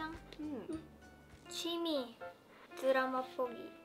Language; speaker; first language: Korean; non-native, fluent; Japanese